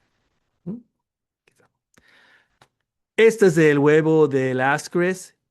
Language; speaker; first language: Spanish; early bilingual, heritage; Spanish